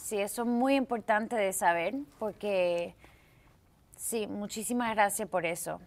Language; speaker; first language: Spanish; early bilingual, heritage; Spanish